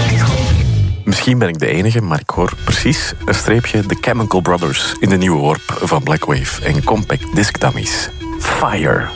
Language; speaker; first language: Dutch; native; Dutch